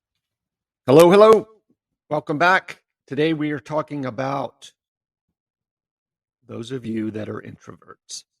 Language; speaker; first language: English; native; English